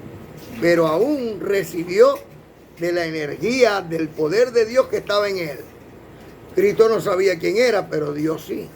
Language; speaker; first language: Spanish; native; Spanish